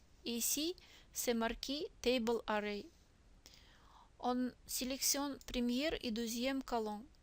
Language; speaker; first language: French; non-native, learner; Russian